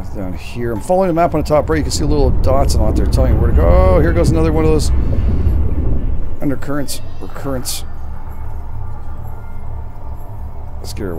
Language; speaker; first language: English; native; English